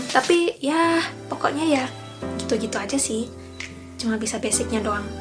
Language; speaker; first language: Indonesian; early bilingual, other home language; English